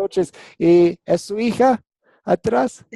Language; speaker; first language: Spanish; non-native, fluent; English